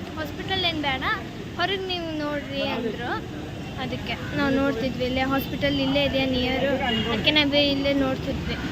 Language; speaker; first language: Kannada; native; Kannada